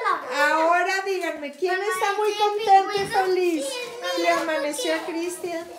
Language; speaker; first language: Spanish; native; Spanish